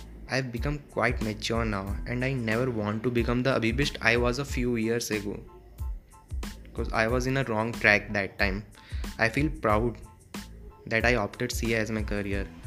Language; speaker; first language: English; non-native, local second language; Hindi